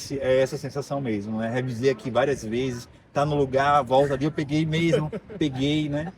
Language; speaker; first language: Portuguese; native; Portuguese